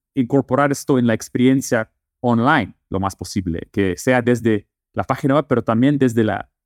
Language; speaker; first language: Spanish; non-native, fluent; Dutch